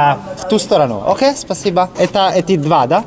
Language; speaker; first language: Russian; non-native, learner; Italian